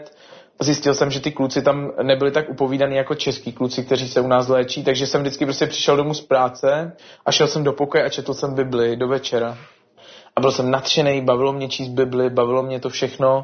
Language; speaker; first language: Czech; native; Czech